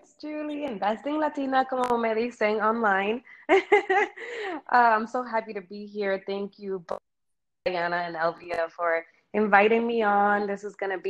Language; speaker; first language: English; early bilingual, other home language; Spanish